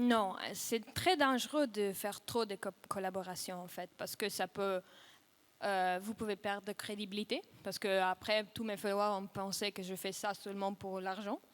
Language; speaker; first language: French; non-native, fluent; Russian